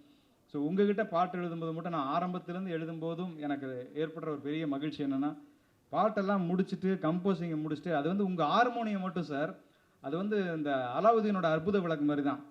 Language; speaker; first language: Tamil; native; Tamil